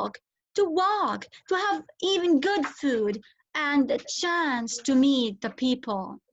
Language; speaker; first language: English; non-native, fluent; Arabic